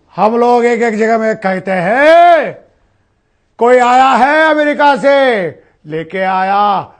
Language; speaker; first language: Hindi; non-native, local second language; Telugu